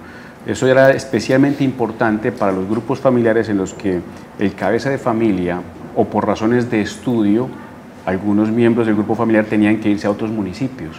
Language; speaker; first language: Spanish; native; Spanish